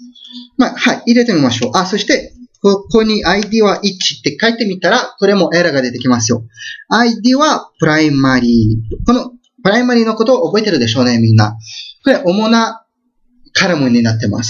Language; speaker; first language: Japanese; non-native, fluent; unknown